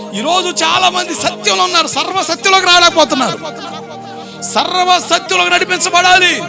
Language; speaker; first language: Telugu; non-native, local second language; Koya